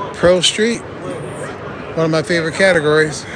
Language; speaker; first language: English; native; English